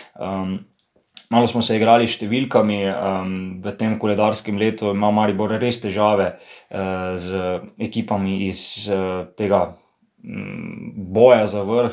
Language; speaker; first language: Slovenian; native; Slovenian